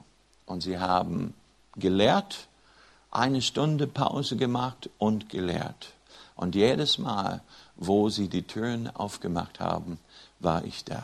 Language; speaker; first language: German; non-native, fluent; English